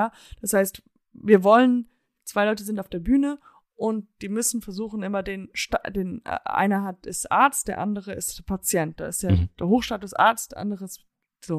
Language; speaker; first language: German; early bilingual, heritage; German